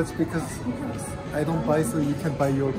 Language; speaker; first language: English; non-native, fluent; Korean